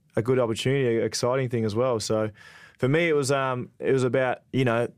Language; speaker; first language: English; native; English